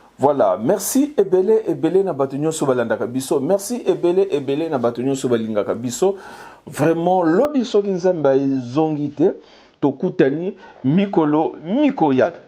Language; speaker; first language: Lingala; native; Lingala